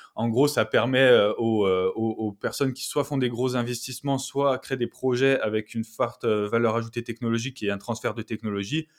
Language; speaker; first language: French; native; French